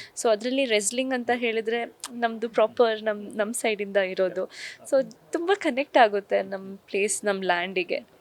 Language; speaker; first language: Kannada; non-native, local second language; Kodava